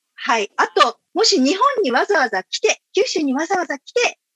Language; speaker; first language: Japanese; native; Japanese